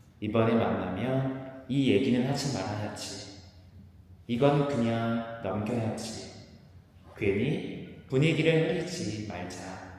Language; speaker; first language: Korean; native; Korean